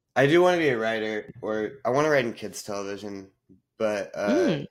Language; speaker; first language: English; native; English